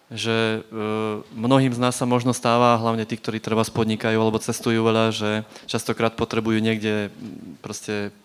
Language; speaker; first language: Slovak; native; Slovak